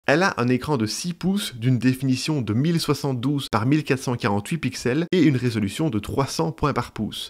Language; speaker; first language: French; native; French